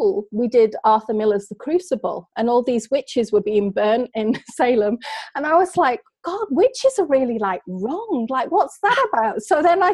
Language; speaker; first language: English; native; English